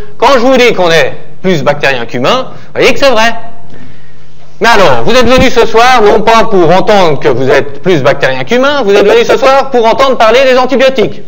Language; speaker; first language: French; native; French